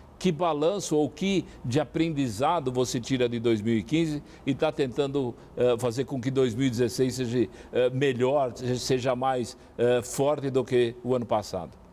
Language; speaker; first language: Portuguese; native; Portuguese